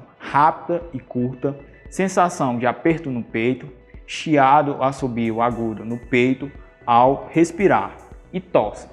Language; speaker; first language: Portuguese; native; Portuguese